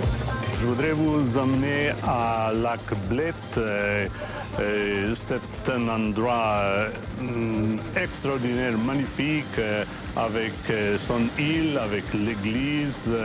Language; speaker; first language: French; non-native, fluent; Slovenian